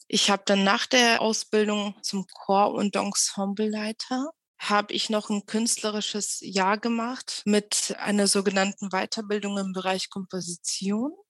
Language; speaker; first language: German; early bilingual, other home language; Russian